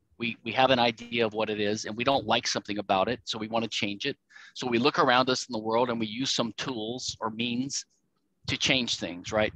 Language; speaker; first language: English; native; English